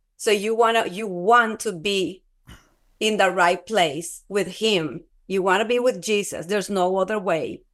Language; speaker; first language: English; non-native, fluent; Spanish